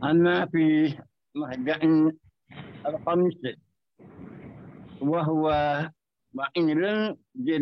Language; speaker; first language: Arabic; non-native, learner; Malay